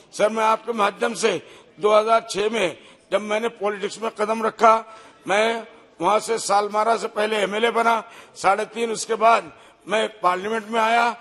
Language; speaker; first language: Hindi; non-native, local second language; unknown